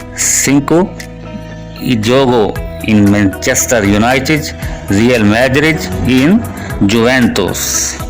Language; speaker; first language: Portuguese; non-native, learner; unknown